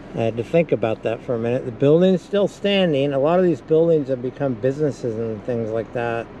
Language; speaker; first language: English; native; English